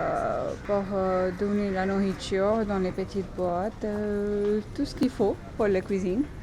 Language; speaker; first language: French; non-native, fluent; Hindi